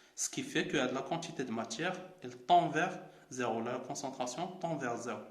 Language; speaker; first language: French; non-native, local second language; Arabic